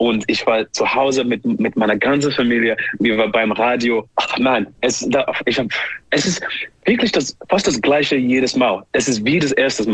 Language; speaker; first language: German; non-native, fluent; English